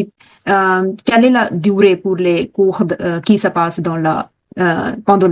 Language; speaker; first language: French; non-native, learner; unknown